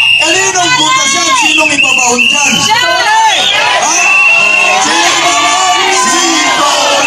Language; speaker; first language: Filipino; non-native, local second language; Cebuano